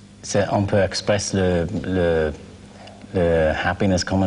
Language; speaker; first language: French; non-native, learner; English